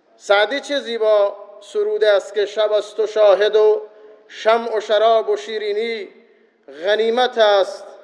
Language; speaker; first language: Persian; non-native, local second language; Baluchi